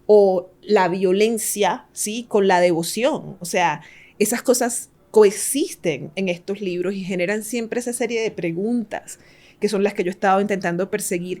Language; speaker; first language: Spanish; native; Spanish